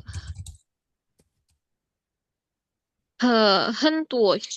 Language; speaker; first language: Chinese; non-native, learner; Indonesian